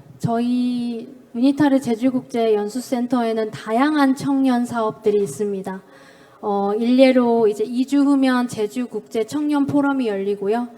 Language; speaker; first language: Korean; native; Korean